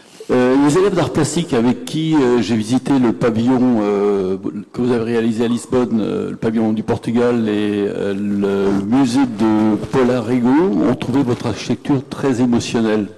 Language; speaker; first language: French; native; French